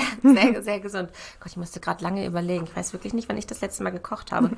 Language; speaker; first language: German; native; German